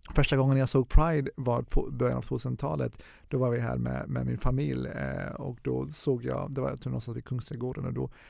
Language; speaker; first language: Swedish; early bilingual, other home language; Arabic